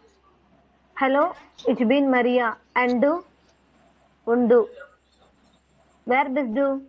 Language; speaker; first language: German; non-native, learner; Tamil